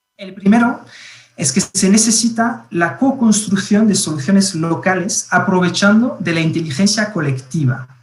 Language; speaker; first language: Spanish; non-native, fluent; French